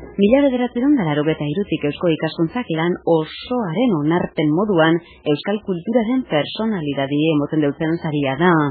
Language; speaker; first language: Basque; native; Basque